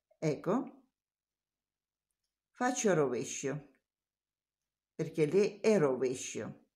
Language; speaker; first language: Italian; non-native, learner; Russian